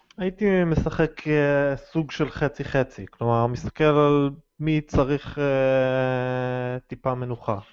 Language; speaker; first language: Hebrew; native; Hebrew